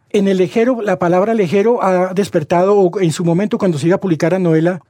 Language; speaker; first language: Spanish; native; Spanish